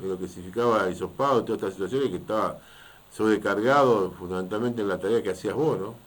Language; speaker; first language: Spanish; native; Spanish